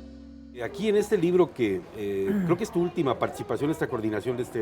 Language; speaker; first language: Spanish; native; Spanish